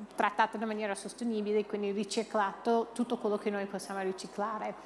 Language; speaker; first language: Italian; non-native, fluent; English